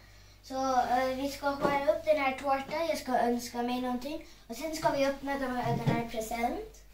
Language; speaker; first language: Swedish; non-native, learner; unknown